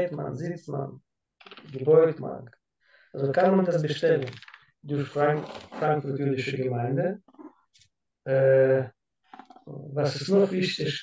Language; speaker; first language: German; non-native, learner; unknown